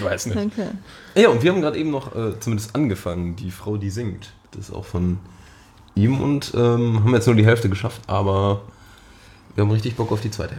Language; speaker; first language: German; native; German